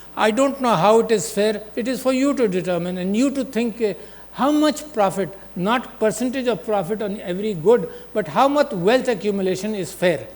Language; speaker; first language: English; non-native, local second language; Urdu